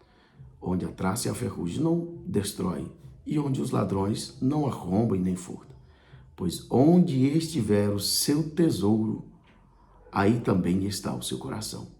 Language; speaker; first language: Portuguese; native; Portuguese